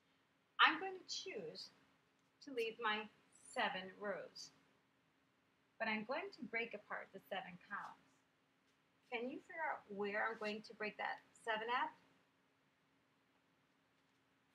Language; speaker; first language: English; native; English